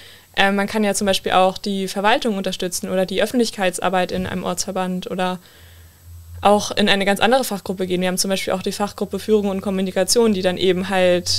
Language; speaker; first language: German; native; German